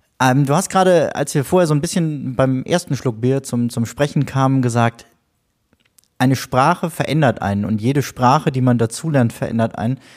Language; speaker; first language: German; native; German